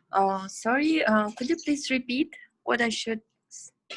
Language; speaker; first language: English; non-native, learner; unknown